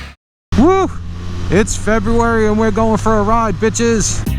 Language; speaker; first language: English; native; English